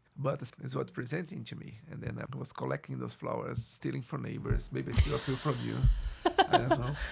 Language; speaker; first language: English; non-native, fluent; Portuguese